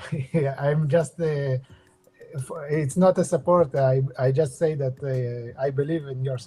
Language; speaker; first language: English; non-native, fluent; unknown